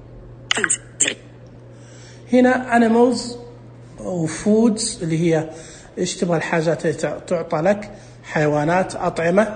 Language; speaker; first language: Arabic; native; Arabic